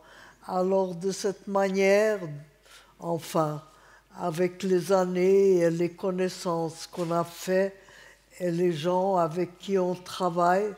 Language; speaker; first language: French; non-native, fluent; Hungarian